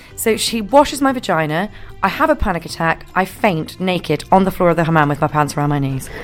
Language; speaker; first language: English; native; English